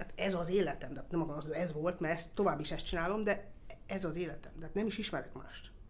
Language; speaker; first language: Hungarian; early bilingual, heritage; Hungarian